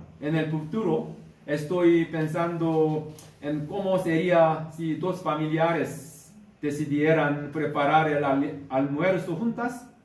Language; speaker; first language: Spanish; non-native, learner; Korean